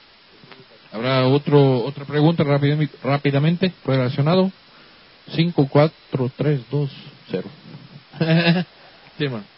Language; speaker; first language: Spanish; native; Spanish